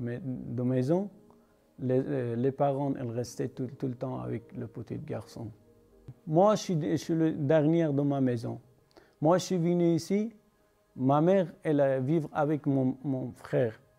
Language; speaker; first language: French; non-native, learner; Persian